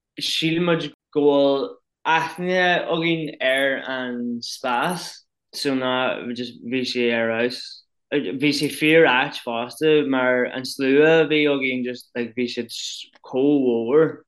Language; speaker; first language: Irish; non-native, local second language; English